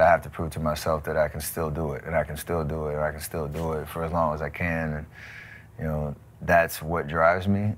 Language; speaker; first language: English; native; English